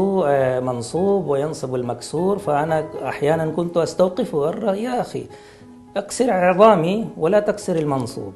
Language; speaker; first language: Arabic; non-native, fluent; Hindi